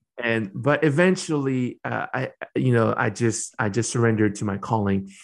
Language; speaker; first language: English; early bilingual, other home language; Burmese